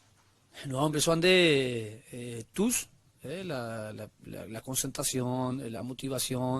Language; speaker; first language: French; non-native, learner; Spanish